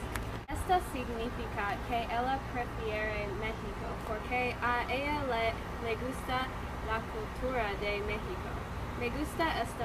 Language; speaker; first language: Spanish; non-native, learner; English